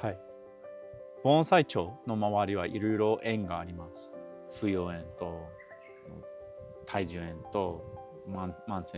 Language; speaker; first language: Japanese; non-native, learner; English